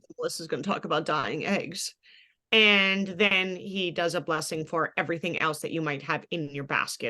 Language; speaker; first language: English; native; English